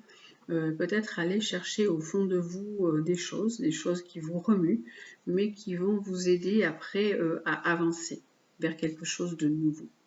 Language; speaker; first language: French; native; French